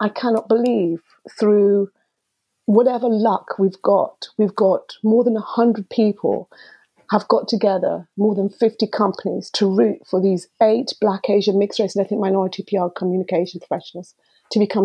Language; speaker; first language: English; early bilingual, other home language; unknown